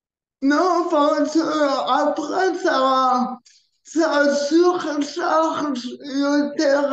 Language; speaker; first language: French; early bilingual, other home language; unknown